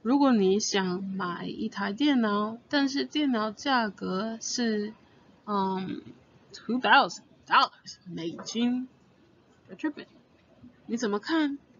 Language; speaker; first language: Chinese; non-native, fluent; English